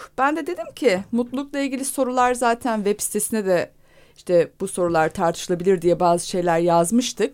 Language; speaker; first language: Turkish; native; Turkish